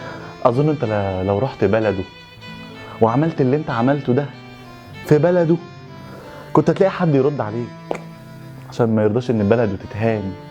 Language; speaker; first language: Arabic; native; Arabic